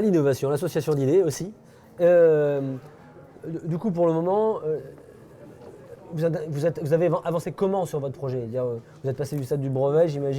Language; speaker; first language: French; native; French